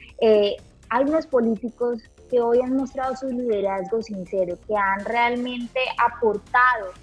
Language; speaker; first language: Spanish; native; Spanish